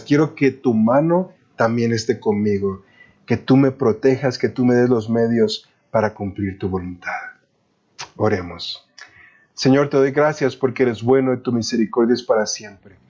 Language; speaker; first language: Spanish; native; Spanish